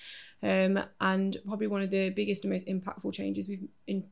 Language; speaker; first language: English; native; English